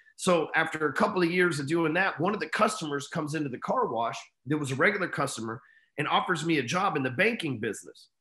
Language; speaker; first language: English; native; English